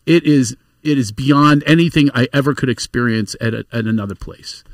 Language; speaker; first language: English; native; English